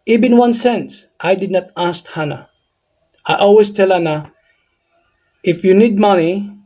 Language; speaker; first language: English; non-native, local second language; Filipino